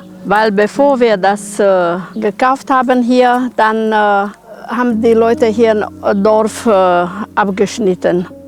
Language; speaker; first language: German; non-native, local second language; Romanian